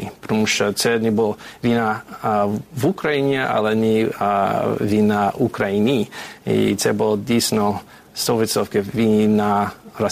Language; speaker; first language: Ukrainian; non-native, fluent; English